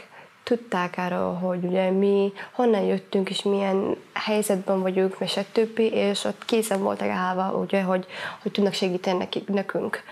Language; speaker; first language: Hungarian; non-native, fluent; Somali